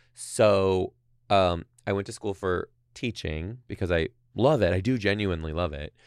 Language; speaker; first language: English; native; English